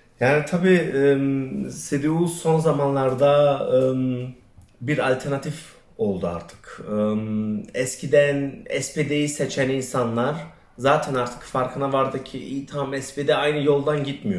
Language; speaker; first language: Turkish; early bilingual, other home language; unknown